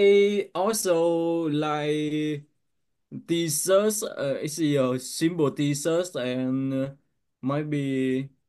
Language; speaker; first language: English; non-native, learner; Vietnamese